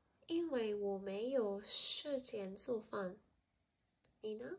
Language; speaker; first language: Chinese; non-native, learner; English